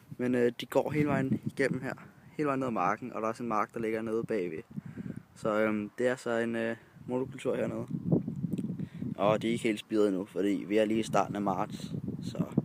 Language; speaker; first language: Danish; native; Danish